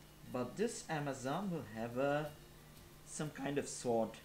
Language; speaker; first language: English; non-native, fluent; Polish